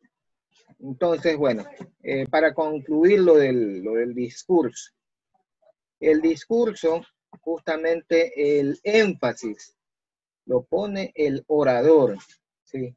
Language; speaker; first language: Spanish; native; Spanish